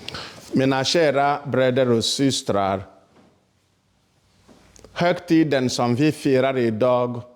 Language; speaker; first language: Swedish; non-native, fluent; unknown